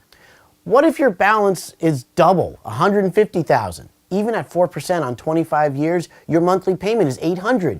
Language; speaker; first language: English; native; English